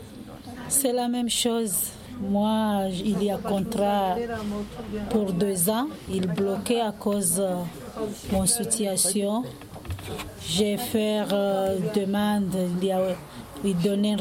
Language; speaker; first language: French; non-native, learner; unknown